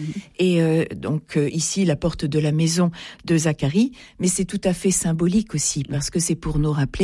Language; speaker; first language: French; native; French